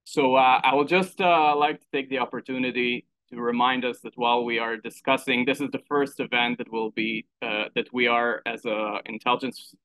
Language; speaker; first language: English; non-native, fluent; Hebrew